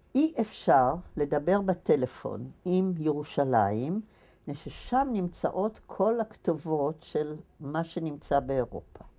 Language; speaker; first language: Hebrew; native; Hebrew